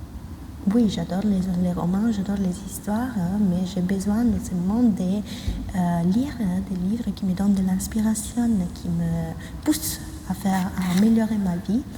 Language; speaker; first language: French; non-native, fluent; Italian